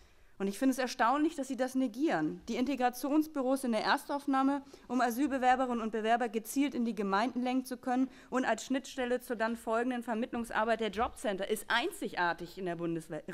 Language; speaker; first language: German; native; German